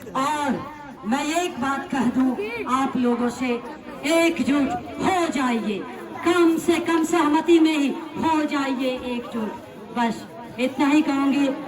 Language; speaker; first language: Hindi; native; Hindi